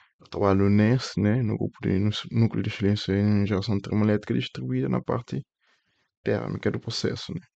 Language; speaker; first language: Portuguese; non-native, local second language; Kabuverdianu